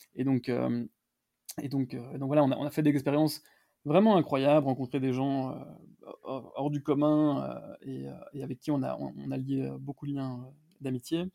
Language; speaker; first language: French; native; French